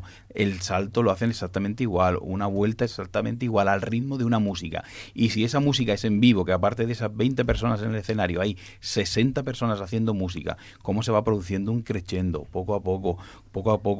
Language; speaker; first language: Spanish; native; Spanish